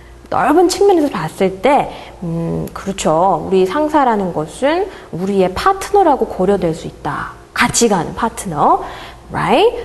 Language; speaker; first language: Korean; native; Korean